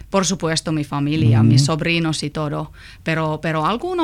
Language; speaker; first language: Spanish; non-native, learner; Finnish